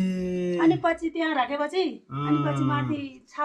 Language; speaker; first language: Nepali; non-native, local second language; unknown